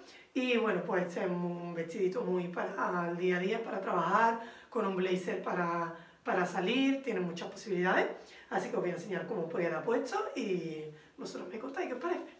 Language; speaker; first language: Spanish; native; Spanish